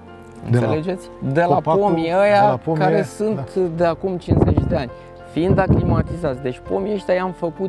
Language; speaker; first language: Romanian; native; Romanian